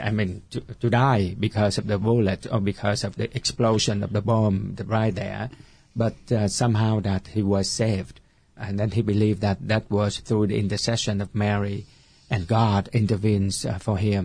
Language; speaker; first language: English; non-native, fluent; Vietnamese